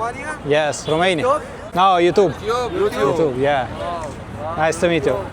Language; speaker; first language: English; non-native, learner; Romanian